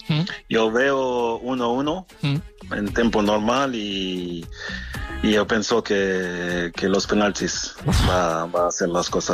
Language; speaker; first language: Spanish; non-native, fluent; French